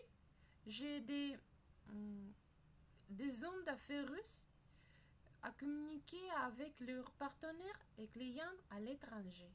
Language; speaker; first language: French; non-native, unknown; Russian